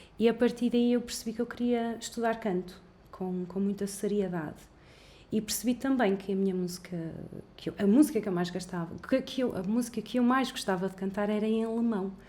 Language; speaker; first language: Portuguese; native; Portuguese